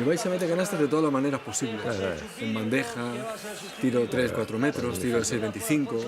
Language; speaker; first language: Spanish; native; Spanish